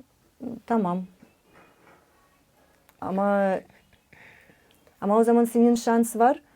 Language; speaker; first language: Turkish; non-native, learner; Russian